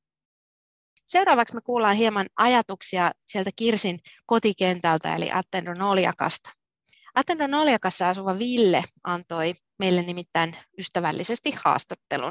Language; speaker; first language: Finnish; native; Finnish